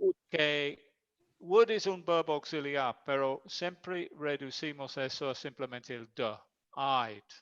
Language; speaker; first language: Spanish; non-native, fluent; English